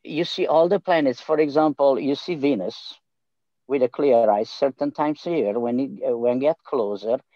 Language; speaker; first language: English; non-native, fluent; Romanian